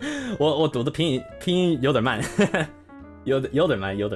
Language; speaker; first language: Chinese; non-native, learner; English